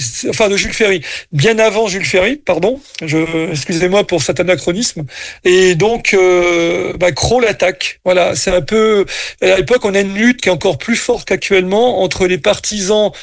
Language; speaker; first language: French; native; French